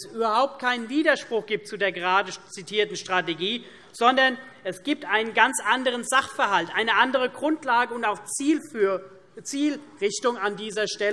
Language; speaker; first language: German; native; German